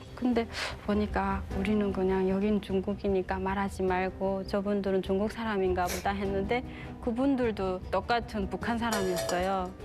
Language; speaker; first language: Korean; native; Korean